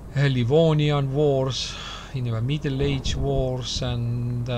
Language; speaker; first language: English; non-native, learner; Estonian